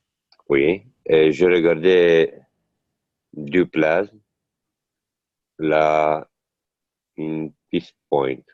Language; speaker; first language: French; non-native, learner; Italian